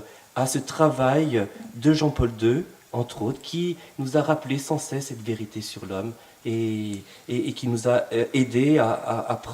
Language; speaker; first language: French; native; French